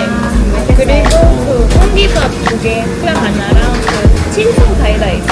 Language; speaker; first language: Korean; non-native, learner; Filipino